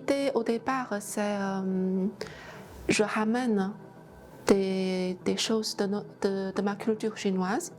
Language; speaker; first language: French; non-native, fluent; Chinese